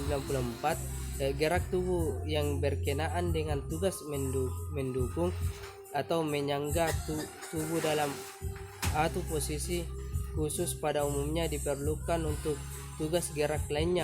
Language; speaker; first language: Indonesian; native; Indonesian